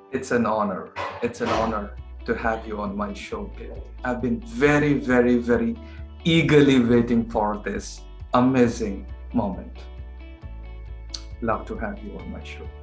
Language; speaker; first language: English; non-native, local second language; Hindi